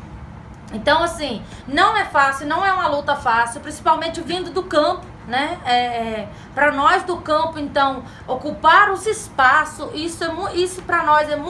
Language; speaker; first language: Portuguese; native; Portuguese